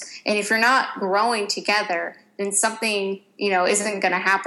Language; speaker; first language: English; native; English